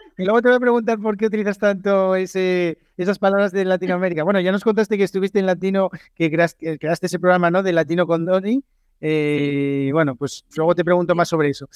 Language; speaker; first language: Spanish; native; Spanish